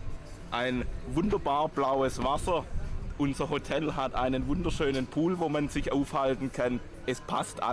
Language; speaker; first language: German; native; German